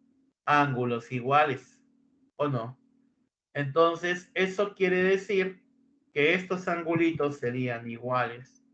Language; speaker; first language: Spanish; native; Spanish